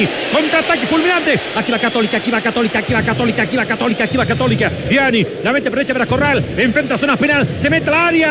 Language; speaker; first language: Spanish; native; Spanish